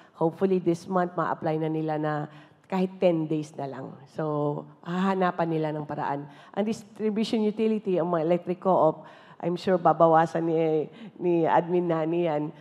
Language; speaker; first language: Filipino; non-native, local second language; Hiligaynon